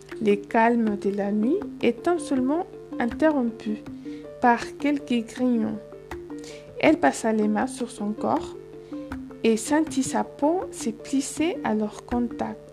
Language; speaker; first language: French; non-native, fluent; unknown